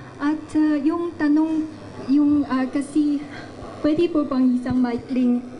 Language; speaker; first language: Filipino; non-native, learner; Chinese